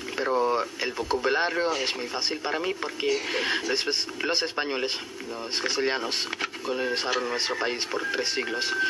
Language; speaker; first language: Spanish; non-native, fluent; Filipino